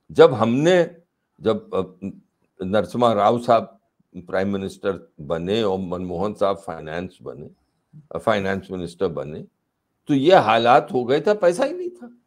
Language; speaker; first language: Hindi; native; Hindi